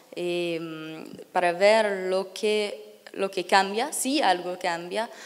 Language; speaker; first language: Spanish; non-native, learner; English